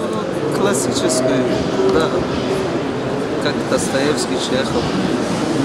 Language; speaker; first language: Russian; non-native, learner; Persian